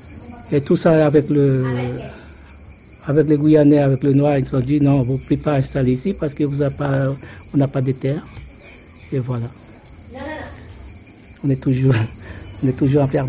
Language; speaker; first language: French; non-native, local second language; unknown